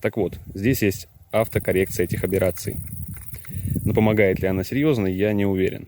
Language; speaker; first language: Russian; native; Russian